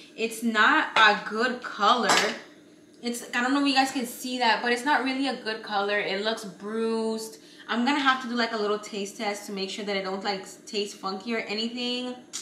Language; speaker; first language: English; early bilingual, other home language; Spanish